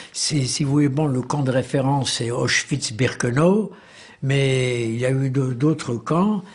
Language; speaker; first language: French; native; French